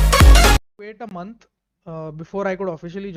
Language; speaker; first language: English; non-native, local second language; Hindi